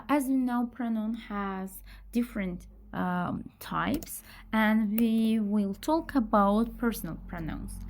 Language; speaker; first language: English; non-native, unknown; Azerbaijani